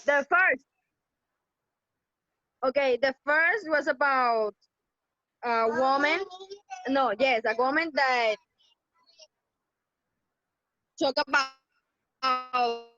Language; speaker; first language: English; non-native, learner; Spanish